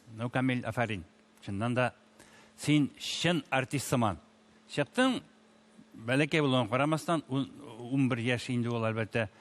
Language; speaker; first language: Tatar; native; Tatar